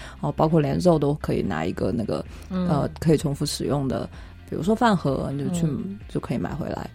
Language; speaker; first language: Chinese; native; Chinese